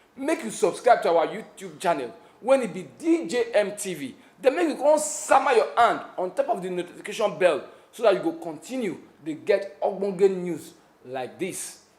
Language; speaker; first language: Nigerian Pidgin; native; Nigerian Pidgin